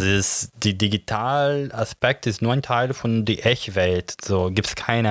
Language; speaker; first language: German; non-native, learner; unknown